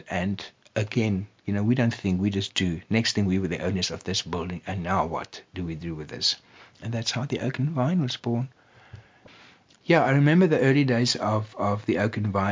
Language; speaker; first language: English; non-native, local second language; Afrikaans